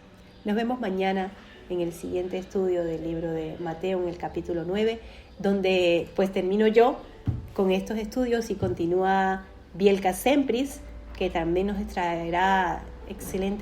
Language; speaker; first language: Spanish; native; Spanish